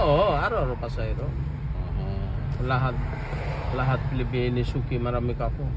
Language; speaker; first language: Filipino; non-native, learner; Bangla